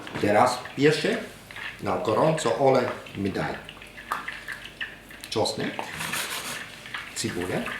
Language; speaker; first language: Polish; non-native, learner; German